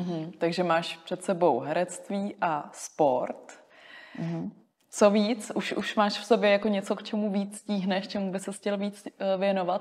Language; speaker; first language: Czech; native; Czech